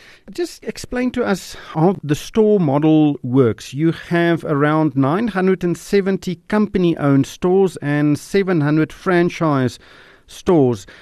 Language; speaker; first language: English; non-native, local second language; Afrikaans